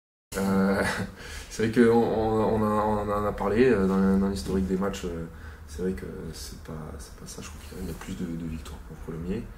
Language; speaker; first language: French; native; French